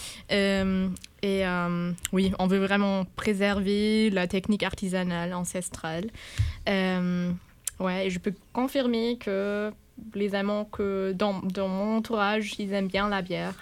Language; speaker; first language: French; non-native, fluent; German